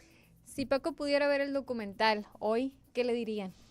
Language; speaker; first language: Spanish; native; Spanish